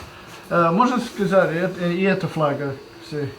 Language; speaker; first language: Russian; non-native, learner; English